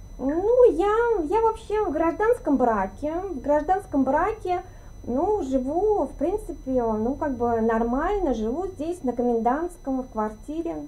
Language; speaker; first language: Russian; native; Russian